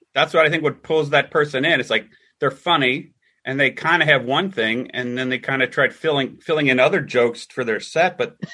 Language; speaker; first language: English; native; English